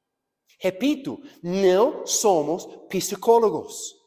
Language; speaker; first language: Portuguese; non-native, fluent; English